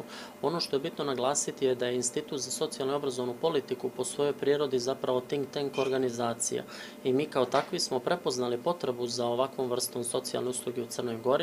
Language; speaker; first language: Serbian; native; Serbian